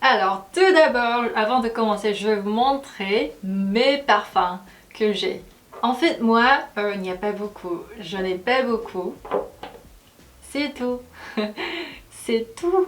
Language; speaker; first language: French; non-native, fluent; Korean